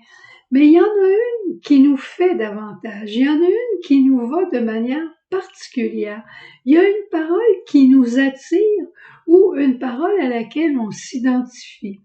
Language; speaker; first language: French; native; French